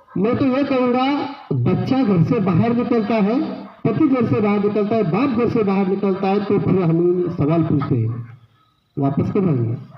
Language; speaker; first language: Hindi; non-native, local second language; Marathi